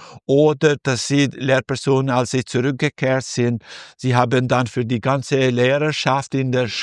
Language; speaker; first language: German; non-native, fluent; Albanian